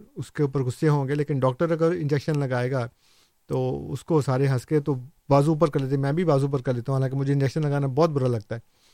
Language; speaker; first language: Urdu; non-native, local second language; Punjabi